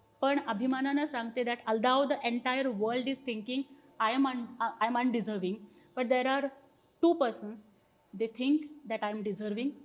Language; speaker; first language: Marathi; non-native, local second language; Telugu